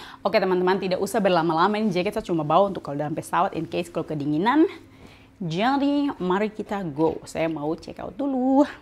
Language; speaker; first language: Indonesian; native; Indonesian